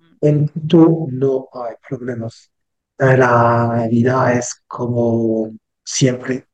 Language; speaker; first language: Spanish; non-native, learner; French